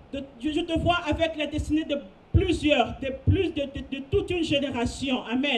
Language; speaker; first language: French; non-native, local second language; Lingala